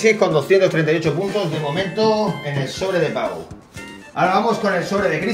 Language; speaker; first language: Spanish; native; Spanish